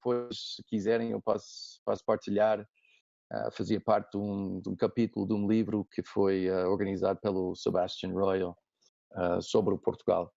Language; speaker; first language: Portuguese; non-native, fluent; English